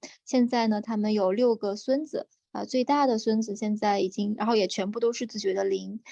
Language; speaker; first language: Chinese; native; Chinese